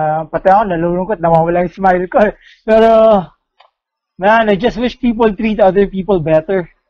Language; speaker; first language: English; non-native, local second language; Filipino